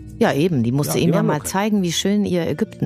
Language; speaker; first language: German; native; German